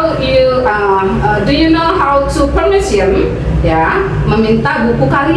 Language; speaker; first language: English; non-native, learner; Indonesian